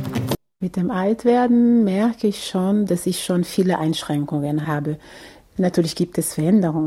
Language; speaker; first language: German; non-native, fluent; Portuguese